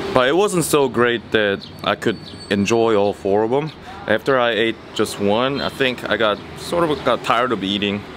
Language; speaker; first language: English; non-native, fluent; Korean